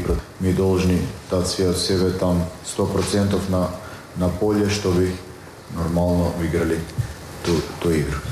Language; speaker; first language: Russian; non-native, learner; Macedonian